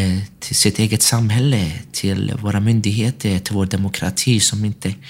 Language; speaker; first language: Swedish; early bilingual, other home language; Arabic